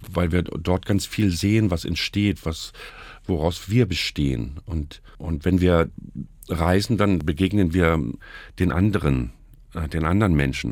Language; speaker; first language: German; native; German